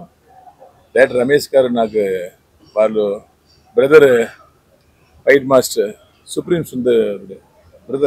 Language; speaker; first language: Telugu; non-native, learner; Tamil